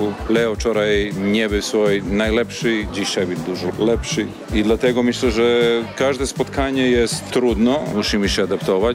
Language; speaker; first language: Polish; non-native, fluent; Serbian